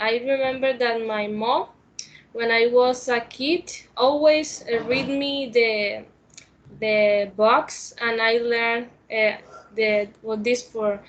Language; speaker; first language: English; non-native, learner; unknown